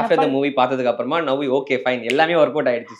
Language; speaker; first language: Tamil; native; Tamil